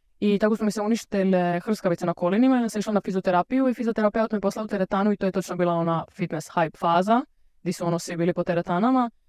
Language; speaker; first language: Bosnian; early bilingual, heritage; Croatian